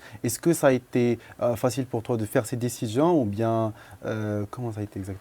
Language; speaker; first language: French; non-native, local second language; Arabic